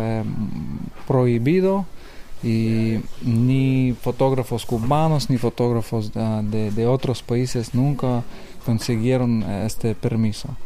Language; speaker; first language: Spanish; non-native, learner; Lithuanian